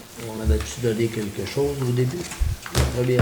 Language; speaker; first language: French; native; French